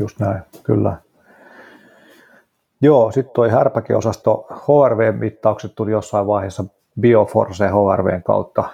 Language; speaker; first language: Finnish; native; Finnish